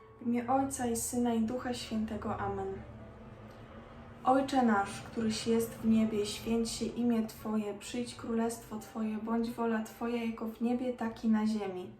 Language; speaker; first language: Polish; native; Polish